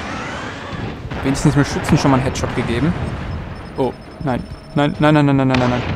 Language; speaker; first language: German; native; German